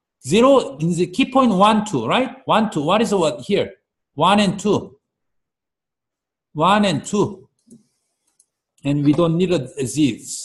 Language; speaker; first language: English; non-native, fluent; Korean